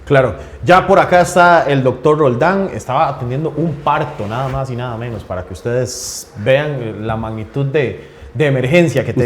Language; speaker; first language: Spanish; native; Spanish